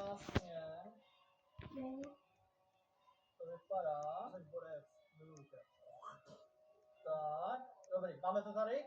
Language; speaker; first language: Czech; native; Czech